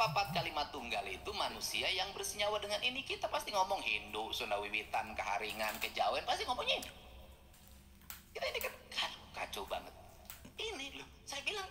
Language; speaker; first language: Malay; non-native, local second language; Sundanese